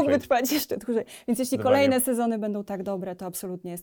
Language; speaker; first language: Polish; native; Polish